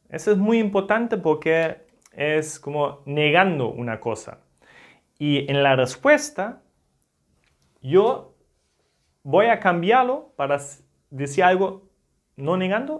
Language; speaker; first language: Spanish; non-native, fluent; German